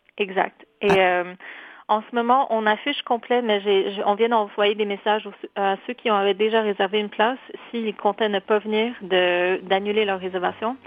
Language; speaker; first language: French; early bilingual, other home language; Polish